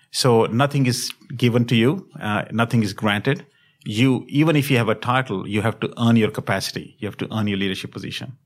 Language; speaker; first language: English; non-native, local second language; Hindi